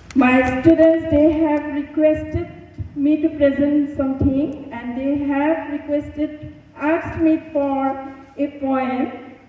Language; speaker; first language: English; non-native, local second language; Assamese